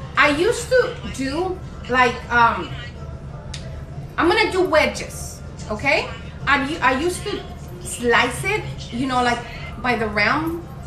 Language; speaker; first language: English; early bilingual, other home language; Spanish